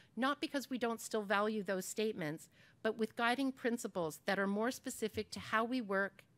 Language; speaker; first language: English; native; English